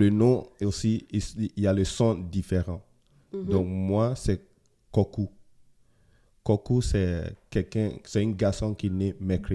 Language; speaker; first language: French; non-native, fluent; Ewe